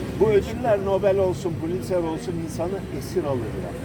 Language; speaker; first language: Turkish; native; Turkish